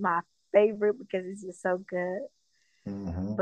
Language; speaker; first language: English; native; English